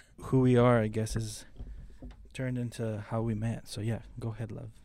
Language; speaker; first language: English; non-native, fluent; Spanish